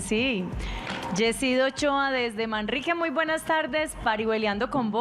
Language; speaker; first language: Spanish; native; Spanish